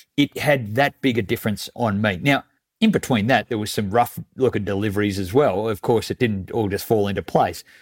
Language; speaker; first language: English; native; English